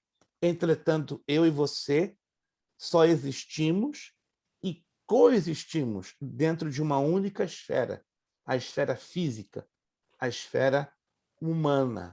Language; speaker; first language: Portuguese; native; Portuguese